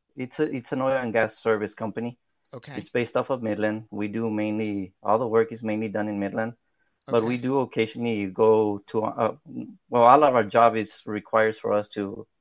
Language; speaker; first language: English; early bilingual, other home language; Spanish